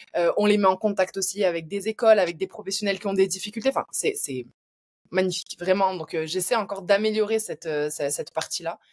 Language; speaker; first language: French; native; French